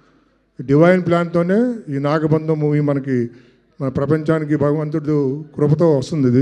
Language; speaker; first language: Telugu; native; Telugu